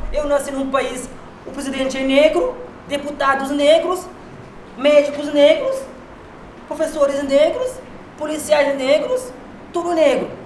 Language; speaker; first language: Portuguese; non-native, local second language; Kabuverdianu